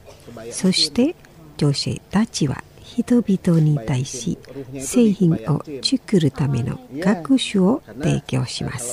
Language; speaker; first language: Japanese; non-native, learner; Indonesian